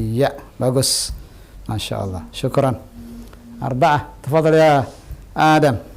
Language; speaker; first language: Indonesian; native; Indonesian